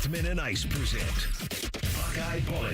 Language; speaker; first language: English; native; English